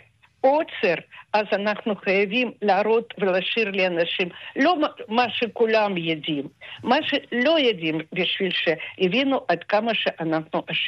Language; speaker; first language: Hebrew; non-native, fluent; Russian